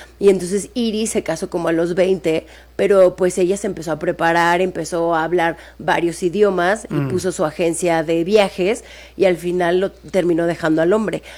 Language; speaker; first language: Spanish; native; Spanish